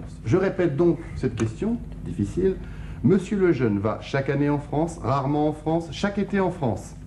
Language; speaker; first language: French; native; French